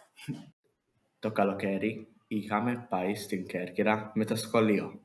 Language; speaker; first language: Greek; early bilingual, heritage; Greek